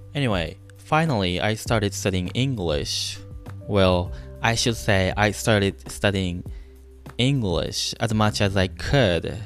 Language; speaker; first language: English; non-native, fluent; Japanese